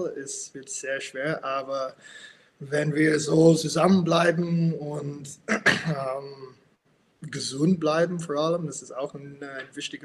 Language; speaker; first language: German; non-native, fluent; English